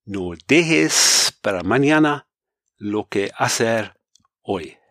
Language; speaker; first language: Spanish; non-native, learner; Punjabi